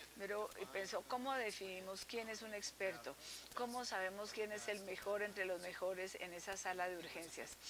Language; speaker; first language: Spanish; non-native, fluent; English